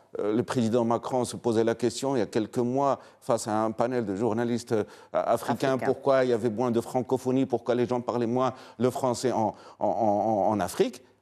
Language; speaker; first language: French; non-native, local second language; Arabic